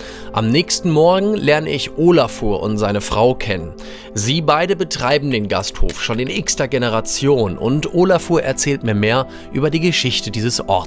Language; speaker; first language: German; native; German